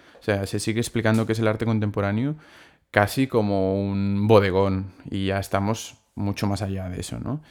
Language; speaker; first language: Spanish; non-native, local second language; Catalan